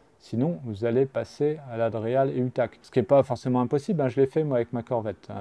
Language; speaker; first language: French; native; French